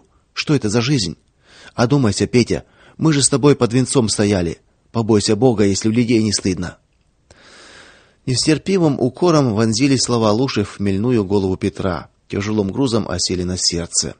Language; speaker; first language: Russian; native; Russian